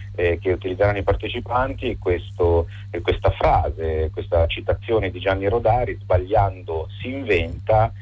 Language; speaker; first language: Italian; native; Italian